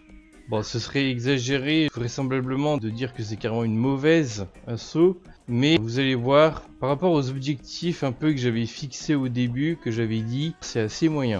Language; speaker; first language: French; native; French